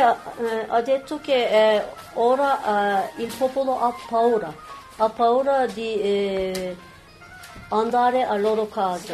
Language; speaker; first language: Italian; non-native, learner; Turkish